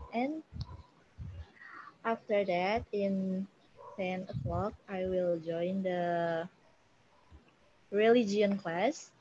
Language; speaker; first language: English; non-native, learner; Indonesian